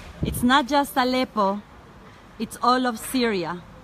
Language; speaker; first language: English; non-native, fluent; Spanish